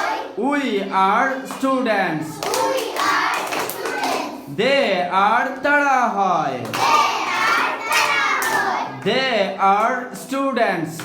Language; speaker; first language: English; non-native, fluent; Bangla